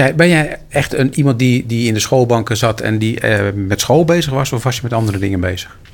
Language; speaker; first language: Dutch; native; Dutch